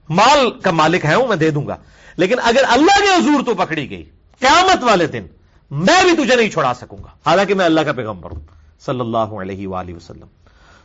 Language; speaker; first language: Urdu; non-native, local second language; Punjabi